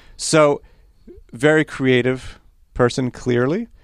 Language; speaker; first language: English; early bilingual, other home language; Polish